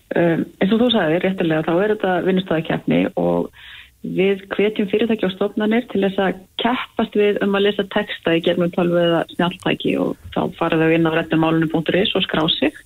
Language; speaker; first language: Icelandic; native; Icelandic